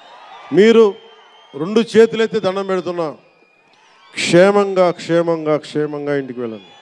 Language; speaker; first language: Telugu; native; Telugu